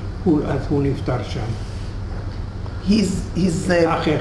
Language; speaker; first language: Hebrew; non-native, fluent; Hungarian